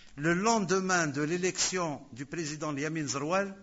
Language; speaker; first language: French; non-native, local second language; Arabic